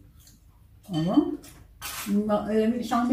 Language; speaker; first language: French; non-native, learner; Indonesian